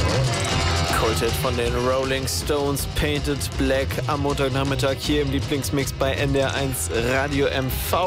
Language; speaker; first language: German; native; German